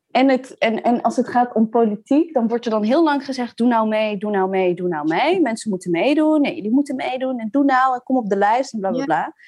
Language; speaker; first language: Dutch; early bilingual, other home language; Arabic